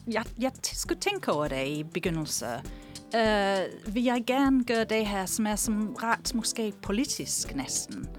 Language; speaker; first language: Danish; non-native, fluent; English